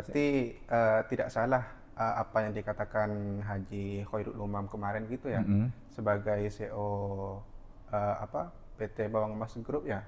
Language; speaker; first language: Indonesian; non-native, local second language; Madurese